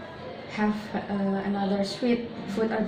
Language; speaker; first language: English; non-native, learner; Indonesian